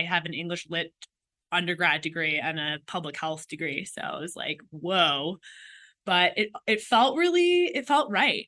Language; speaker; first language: English; native; English